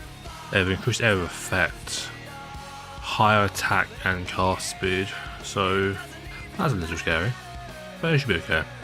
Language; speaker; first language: English; native; English